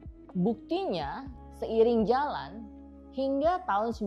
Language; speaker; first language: Indonesian; native; Indonesian